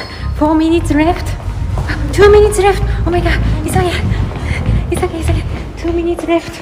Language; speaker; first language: English; non-native, learner; Japanese